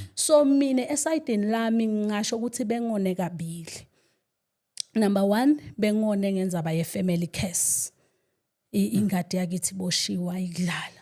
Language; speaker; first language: Zulu; non-native, local second language; Swati